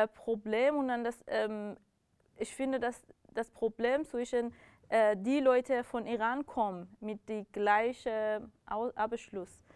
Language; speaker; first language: German; non-native, learner; Persian